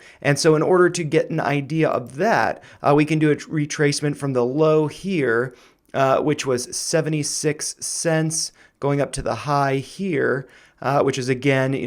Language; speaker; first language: English; native; English